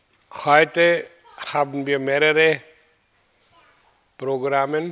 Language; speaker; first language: German; non-native, fluent; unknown